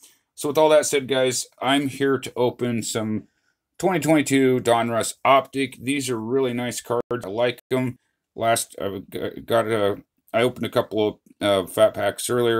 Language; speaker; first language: English; native; English